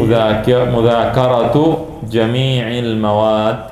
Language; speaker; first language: Arabic; non-native, fluent; Indonesian